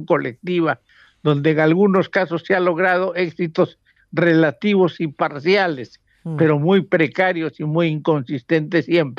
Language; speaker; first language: Spanish; native; Spanish